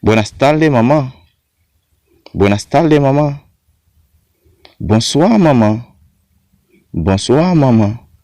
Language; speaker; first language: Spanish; non-native, learner; Haitian Creole